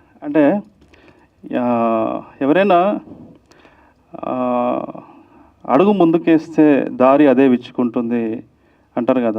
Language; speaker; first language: Telugu; native; Telugu